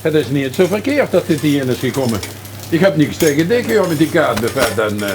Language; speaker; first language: Dutch; native; Dutch